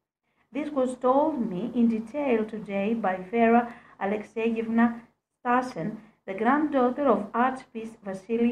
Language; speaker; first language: English; non-native, fluent; Greek